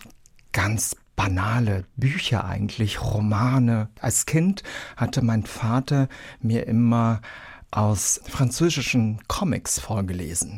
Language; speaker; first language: German; early bilingual, other home language; Vietnamese